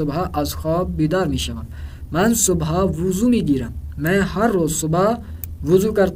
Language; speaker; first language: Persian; non-native, fluent; Urdu